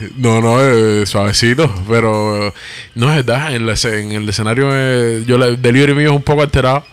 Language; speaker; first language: Spanish; native; Spanish